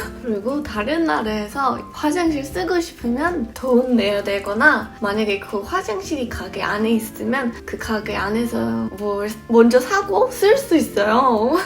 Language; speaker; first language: Korean; non-native, fluent; English